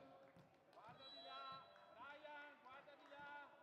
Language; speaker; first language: Italian; native; Italian